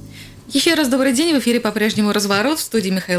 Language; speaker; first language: Russian; native; Russian